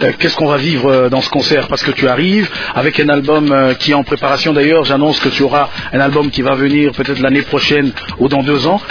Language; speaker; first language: French; non-native, local second language; Lingala